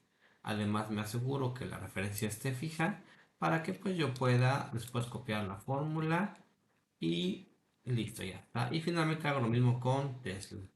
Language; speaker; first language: Spanish; native; Spanish